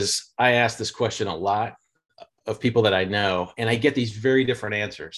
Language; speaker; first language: English; native; English